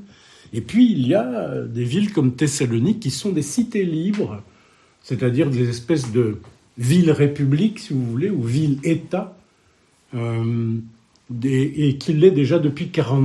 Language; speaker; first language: French; native; French